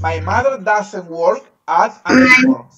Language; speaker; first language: English; non-native, fluent; Spanish